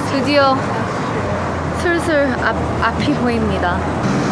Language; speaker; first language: Korean; early bilingual, heritage; Korean